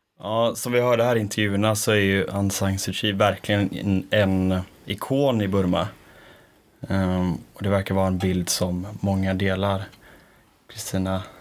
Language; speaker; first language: Swedish; native; Swedish